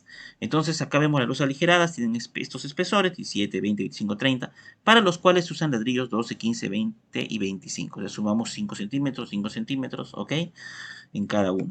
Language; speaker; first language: Spanish; native; Spanish